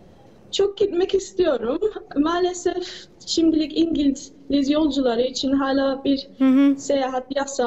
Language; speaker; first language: Turkish; early bilingual, heritage; English